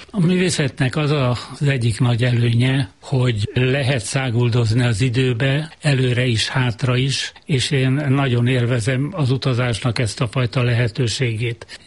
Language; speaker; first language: Hungarian; native; Hungarian